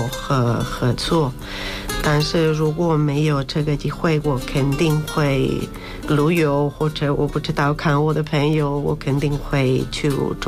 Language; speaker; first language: Chinese; non-native, fluent; Spanish